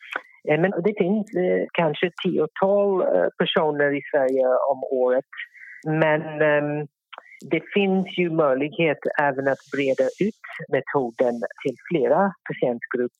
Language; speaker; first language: Swedish; non-native, fluent; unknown